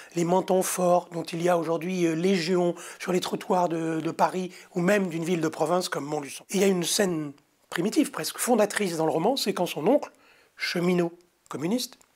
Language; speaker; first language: French; native; French